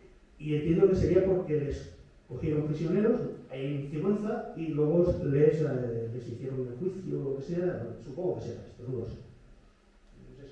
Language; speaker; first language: Spanish; native; Spanish